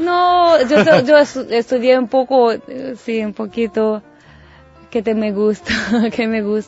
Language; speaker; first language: Spanish; non-native, learner; Japanese